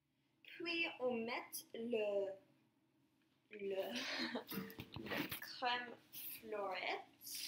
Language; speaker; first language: French; non-native, learner; English